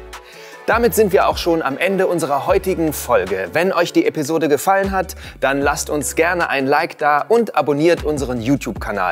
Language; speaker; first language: German; native; German